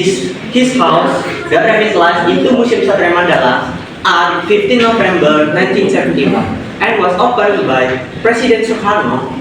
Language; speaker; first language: English; non-native, learner; Indonesian